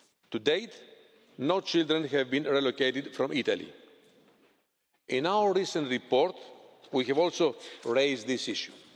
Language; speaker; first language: English; non-native, fluent; Greek